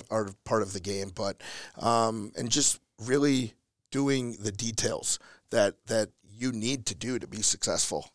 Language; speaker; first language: English; native; English